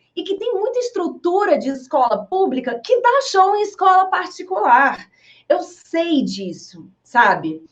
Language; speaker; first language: Portuguese; early bilingual, other home language; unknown